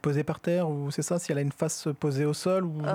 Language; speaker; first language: French; native; French